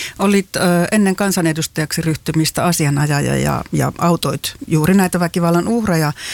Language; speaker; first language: Finnish; native; Finnish